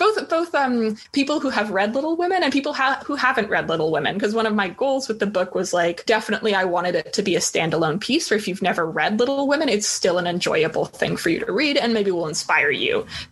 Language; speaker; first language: English; native; English